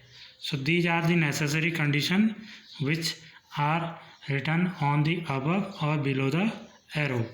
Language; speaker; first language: English; non-native, local second language; Hindi